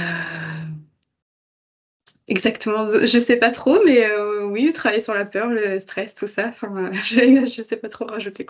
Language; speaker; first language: French; native; French